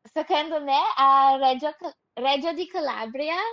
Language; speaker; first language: Italian; non-native, learner; English